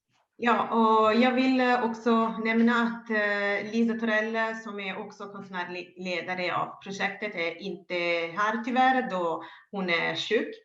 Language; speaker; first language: Swedish; non-native, fluent; Italian